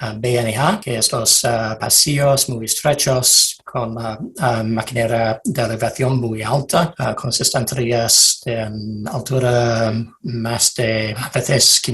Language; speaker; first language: Spanish; non-native, fluent; English